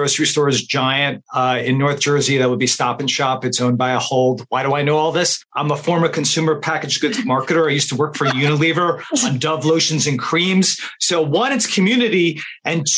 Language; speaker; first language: English; native; English